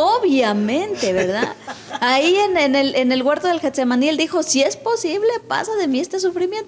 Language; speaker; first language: Spanish; native; Spanish